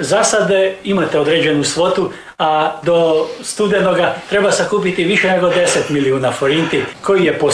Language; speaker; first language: Serbian; native; Serbian